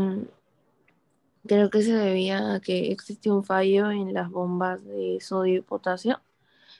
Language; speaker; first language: Spanish; native; Spanish